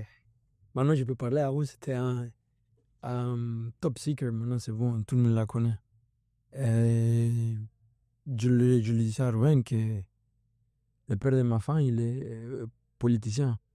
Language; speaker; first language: French; non-native, fluent; Spanish